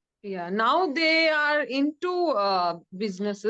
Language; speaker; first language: English; non-native, learner; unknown